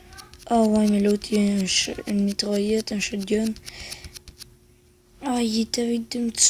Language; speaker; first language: French; native; French